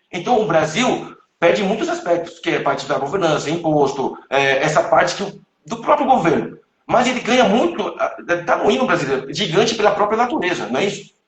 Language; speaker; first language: Portuguese; non-native, fluent; Chinese